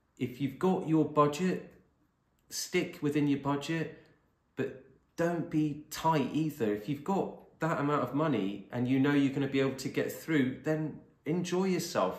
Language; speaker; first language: English; native; English